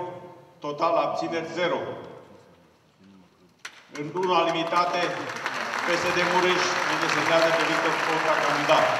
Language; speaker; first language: Romanian; native; Romanian